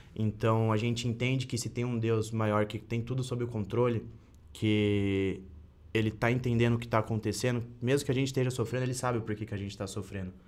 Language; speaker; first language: Portuguese; native; Portuguese